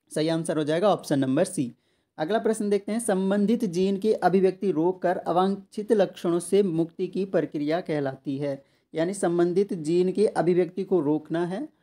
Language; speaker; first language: Hindi; native; Hindi